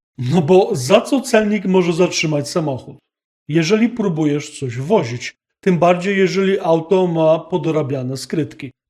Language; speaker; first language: Polish; native; Polish